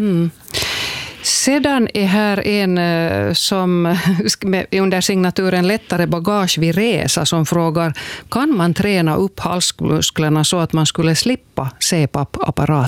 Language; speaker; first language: Swedish; native; Swedish